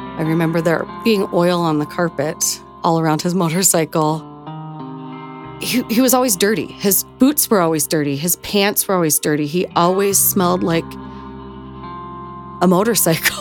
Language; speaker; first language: English; native; English